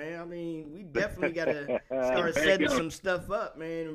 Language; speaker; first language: English; native; English